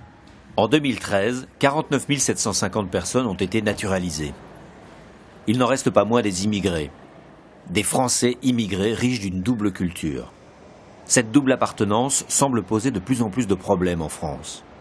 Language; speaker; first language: French; native; French